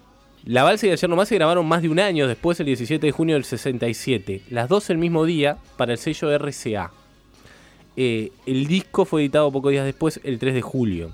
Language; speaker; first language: Spanish; native; Spanish